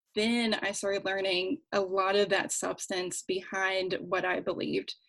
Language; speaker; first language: English; native; English